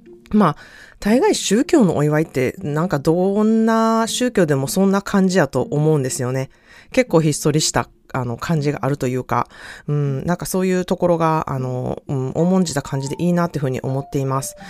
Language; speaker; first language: Japanese; native; Japanese